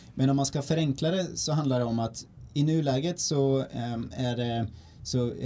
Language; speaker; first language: Swedish; native; Swedish